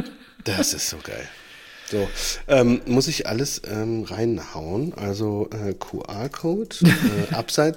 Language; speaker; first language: German; native; German